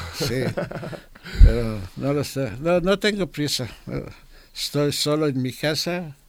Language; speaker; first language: Spanish; non-native, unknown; Hebrew